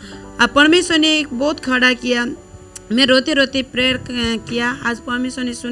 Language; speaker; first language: Hindi; non-native, local second language; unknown